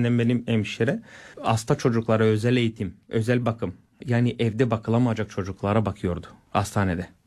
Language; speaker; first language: Turkish; non-native, fluent; Bulgarian